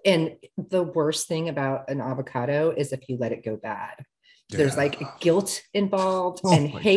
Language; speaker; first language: English; native; English